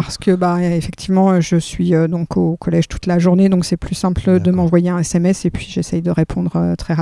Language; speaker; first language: French; native; French